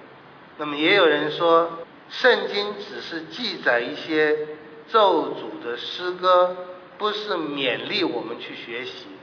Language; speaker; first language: Chinese; native; Chinese